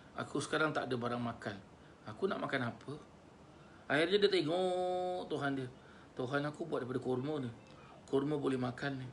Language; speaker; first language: Malay; native; Malay